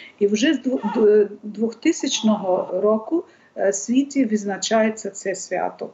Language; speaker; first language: Ukrainian; non-native, fluent; Bangla